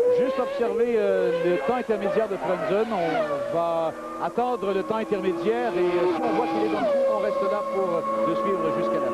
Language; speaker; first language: French; native; French